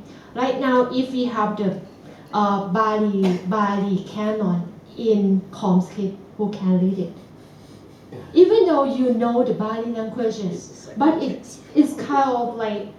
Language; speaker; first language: English; non-native, fluent; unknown